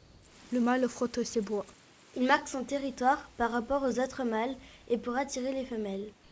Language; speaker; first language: French; native; French